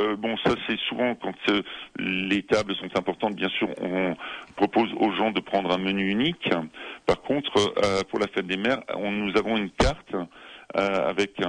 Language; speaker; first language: French; native; French